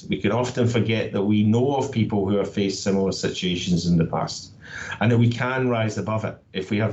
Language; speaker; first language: English; native; English